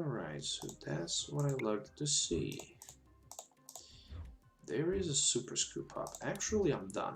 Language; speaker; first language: English; non-native, fluent; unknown